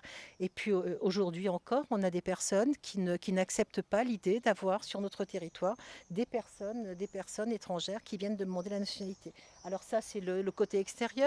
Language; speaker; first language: French; native; French